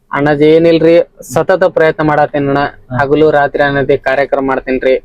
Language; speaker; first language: Kannada; native; Kannada